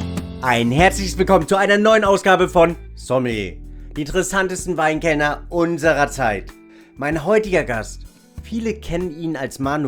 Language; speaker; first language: German; native; German